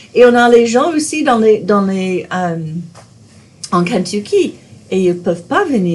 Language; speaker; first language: French; non-native, fluent; English